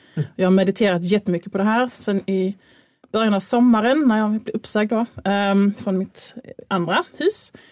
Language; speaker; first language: Swedish; native; Swedish